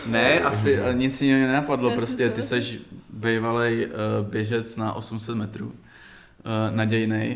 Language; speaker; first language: Czech; native; Czech